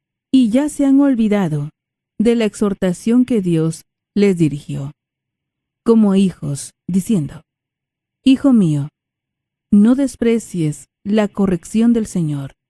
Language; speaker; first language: Spanish; native; Spanish